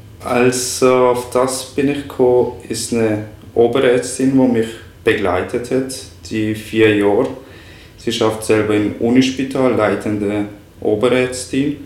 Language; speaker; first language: German; non-native, fluent; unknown